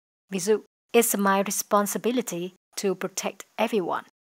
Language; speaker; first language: English; non-native, fluent; Vietnamese